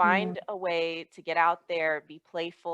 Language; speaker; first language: English; native; English